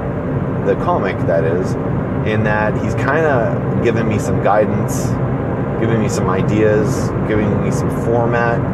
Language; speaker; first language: English; native; English